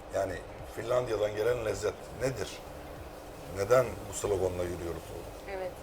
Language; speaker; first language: Turkish; native; Turkish